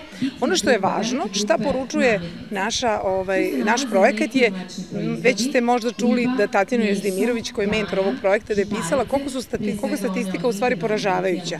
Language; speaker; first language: Serbian; native; Serbian